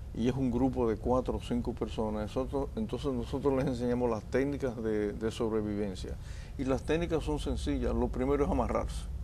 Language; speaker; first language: Spanish; native; Spanish